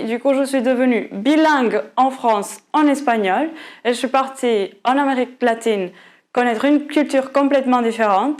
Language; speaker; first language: French; non-native, fluent; Portuguese